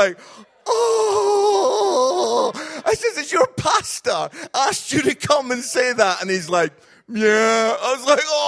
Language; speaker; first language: English; native; English